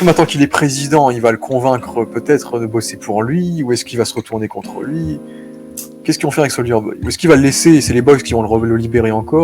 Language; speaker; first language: French; native; French